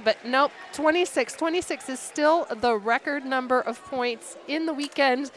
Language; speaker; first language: English; native; English